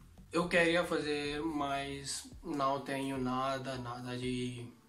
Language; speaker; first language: Portuguese; non-native, learner; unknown